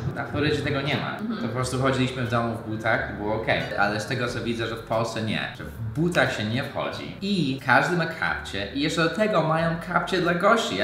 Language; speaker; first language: Polish; early bilingual, heritage; Polish